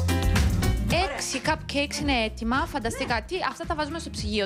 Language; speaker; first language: Greek; native; Greek